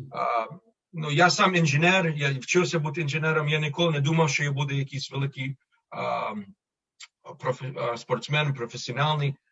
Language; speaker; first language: Ukrainian; early bilingual, heritage; Ukrainian